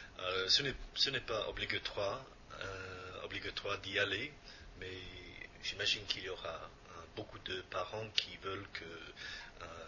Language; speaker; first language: French; non-native, fluent; English